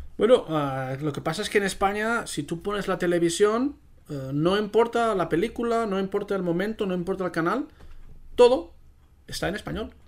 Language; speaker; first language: Spanish; non-native, local second language; Catalan